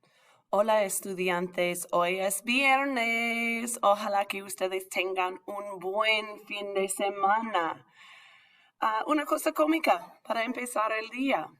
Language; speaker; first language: Spanish; non-native, fluent; English